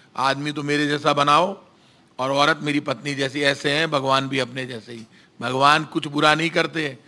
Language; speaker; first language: Hindi; native; Hindi